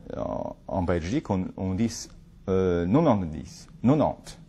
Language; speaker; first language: French; non-native, fluent; Chinese